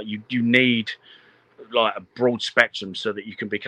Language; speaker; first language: English; native; English